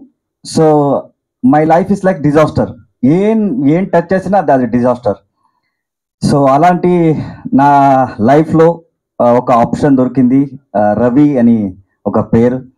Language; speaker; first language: Telugu; non-native, local second language; Kannada